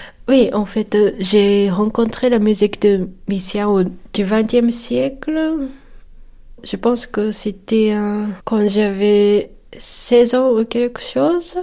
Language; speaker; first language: French; non-native, fluent; Japanese